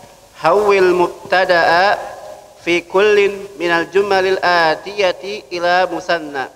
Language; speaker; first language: Arabic; non-native, fluent; Indonesian